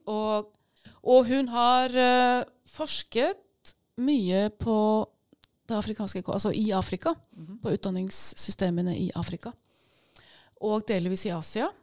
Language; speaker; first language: Norwegian; native; Norwegian